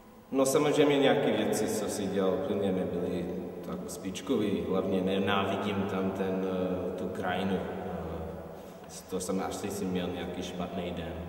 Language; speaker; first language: Czech; non-native, fluent; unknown